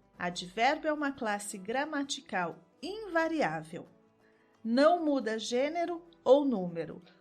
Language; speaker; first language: Portuguese; native; Portuguese